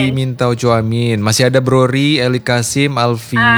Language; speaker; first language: Indonesian; native; Indonesian